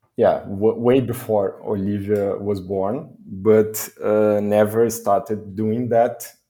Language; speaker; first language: English; non-native, fluent; Portuguese